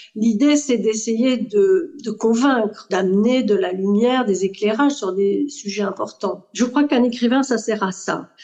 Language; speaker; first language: French; native; French